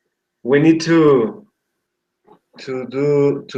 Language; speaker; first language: English; non-native, learner; Spanish